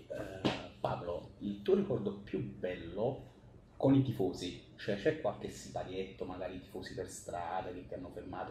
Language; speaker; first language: Italian; native; Italian